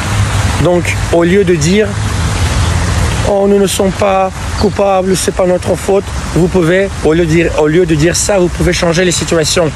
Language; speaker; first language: French; non-native, fluent; Russian